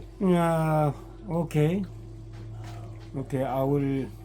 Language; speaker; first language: English; non-native, learner; Korean